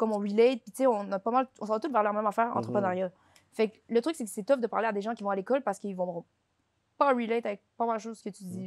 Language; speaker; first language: French; native; French